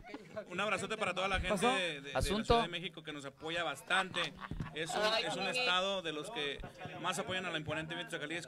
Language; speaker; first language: Spanish; native; Spanish